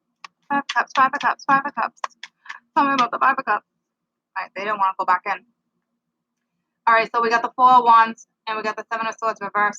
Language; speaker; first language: English; native; English